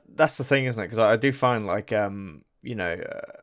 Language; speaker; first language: English; native; English